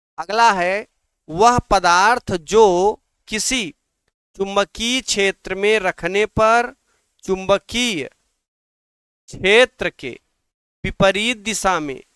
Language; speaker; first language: Hindi; native; Hindi